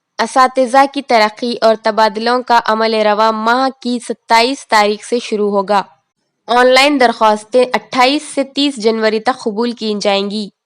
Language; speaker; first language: Urdu; native; Urdu